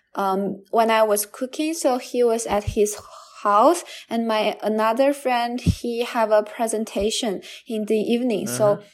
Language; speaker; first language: English; non-native, learner; Chinese